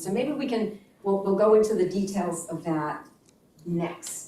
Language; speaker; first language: English; native; English